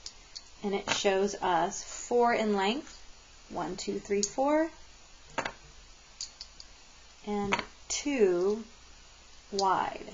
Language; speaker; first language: English; native; English